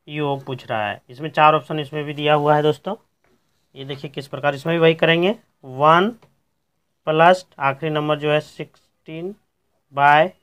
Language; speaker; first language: Hindi; native; Hindi